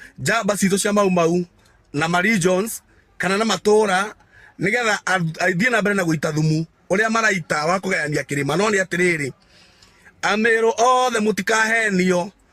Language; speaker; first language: Kikuyu; non-native, local second language; Meru